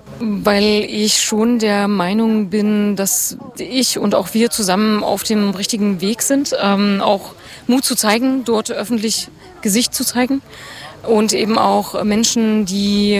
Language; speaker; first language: German; native; German